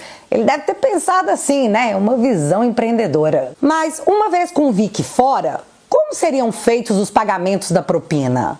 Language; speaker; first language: Portuguese; native; Portuguese